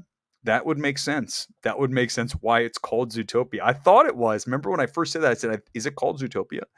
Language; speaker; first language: English; native; English